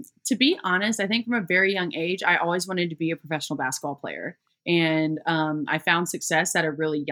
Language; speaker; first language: English; native; English